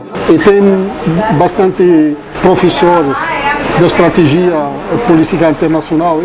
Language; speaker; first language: Portuguese; non-native, fluent; Arabic